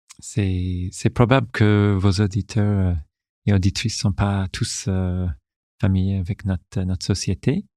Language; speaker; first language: French; non-native, local second language; English